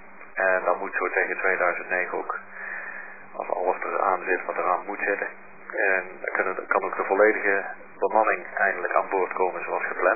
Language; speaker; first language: Dutch; native; Dutch